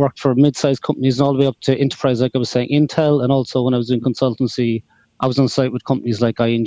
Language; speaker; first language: English; native; English